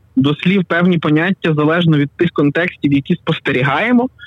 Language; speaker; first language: Ukrainian; native; Ukrainian